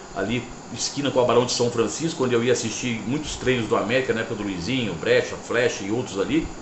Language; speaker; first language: Portuguese; native; Portuguese